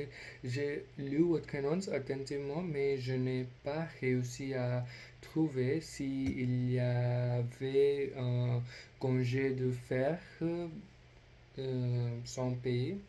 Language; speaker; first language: French; non-native, learner; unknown